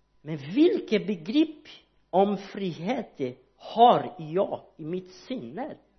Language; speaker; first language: Swedish; non-native, learner; Portuguese